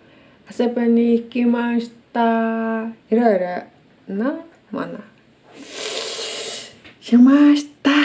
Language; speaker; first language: Japanese; non-native, learner; Mongolian